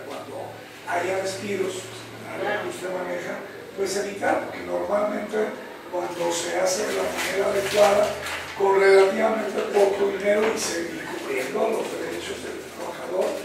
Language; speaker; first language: Spanish; native; Spanish